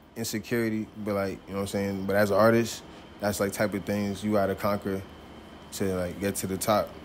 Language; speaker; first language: English; native; English